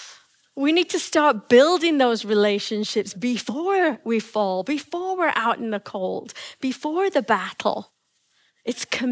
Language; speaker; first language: English; native; English